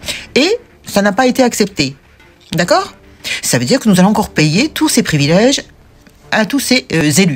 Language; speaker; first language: French; native; French